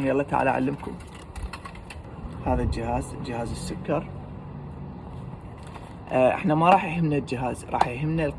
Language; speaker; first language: Arabic; native; Arabic